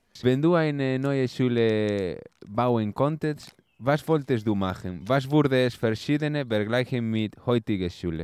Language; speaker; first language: German; non-native, learner; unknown